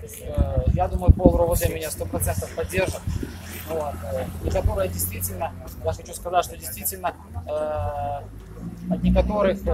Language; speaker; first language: Russian; native; Russian